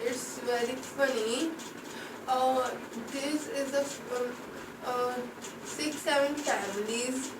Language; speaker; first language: English; non-native, local second language; Hindi